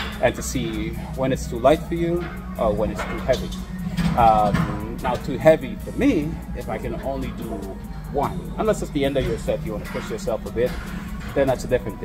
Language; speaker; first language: English; native; English